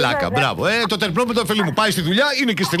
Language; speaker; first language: Greek; native; Greek